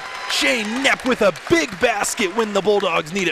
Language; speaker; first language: English; native; English